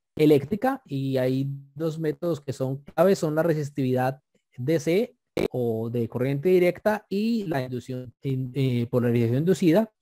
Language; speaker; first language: Spanish; native; Spanish